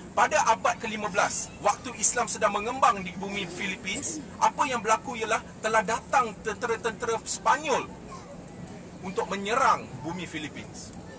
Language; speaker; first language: Malay; native; Malay